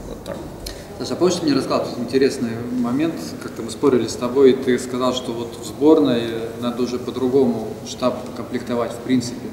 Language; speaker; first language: Russian; native; Russian